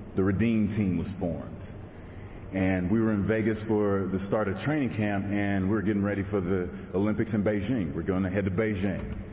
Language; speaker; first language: English; native; English